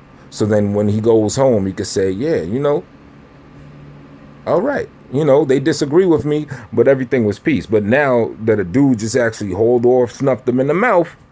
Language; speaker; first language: English; native; English